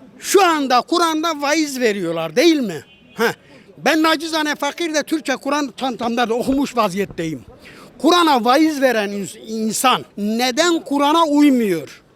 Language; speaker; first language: Turkish; native; Turkish